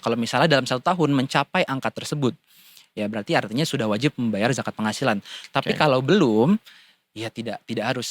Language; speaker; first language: Indonesian; native; Indonesian